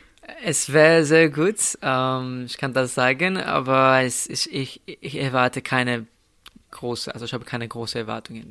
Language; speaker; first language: German; non-native, fluent; Slovenian